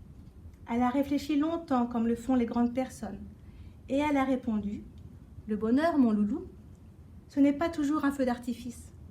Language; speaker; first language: French; native; French